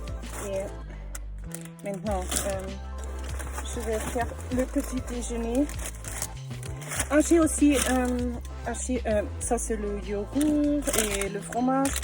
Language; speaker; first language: French; non-native, learner; German